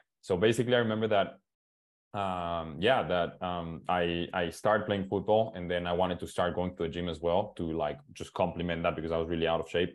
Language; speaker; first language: English; non-native, fluent; Spanish